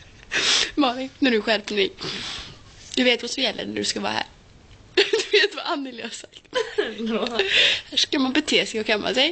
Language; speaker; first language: Swedish; native; Swedish